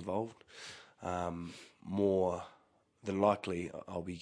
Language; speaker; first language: English; native; English